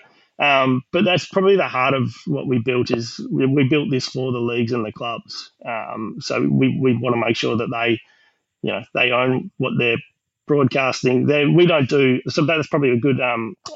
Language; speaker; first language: English; native; English